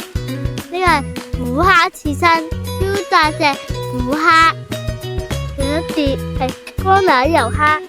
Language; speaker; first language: Chinese; native; Chinese